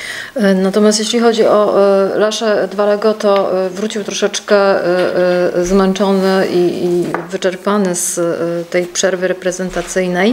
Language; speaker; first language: Polish; native; Polish